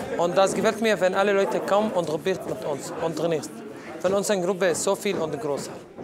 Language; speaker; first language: German; non-native, learner; Arabic